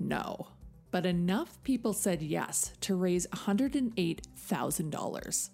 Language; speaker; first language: English; native; English